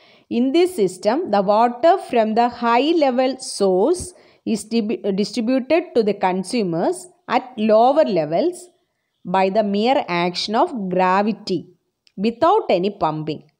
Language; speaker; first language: English; non-native, local second language; Malayalam